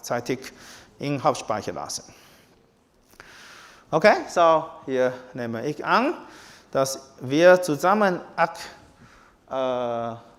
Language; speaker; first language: German; non-native, fluent; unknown